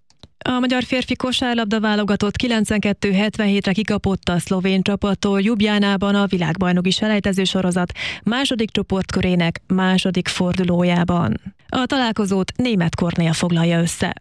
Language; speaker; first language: Hungarian; native; Hungarian